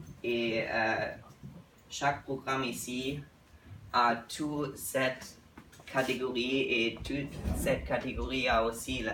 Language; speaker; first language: French; non-native, learner; English